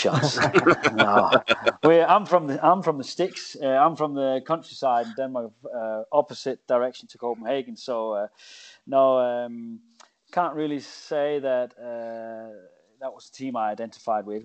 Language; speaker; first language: English; non-native, fluent; Danish